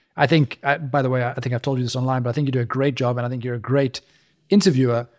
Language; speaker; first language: English; native; English